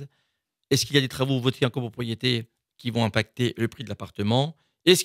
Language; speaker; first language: French; native; French